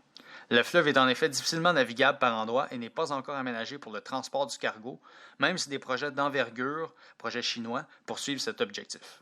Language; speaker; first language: French; native; French